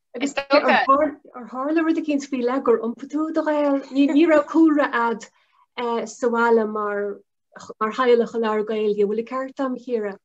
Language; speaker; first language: Irish; native; Irish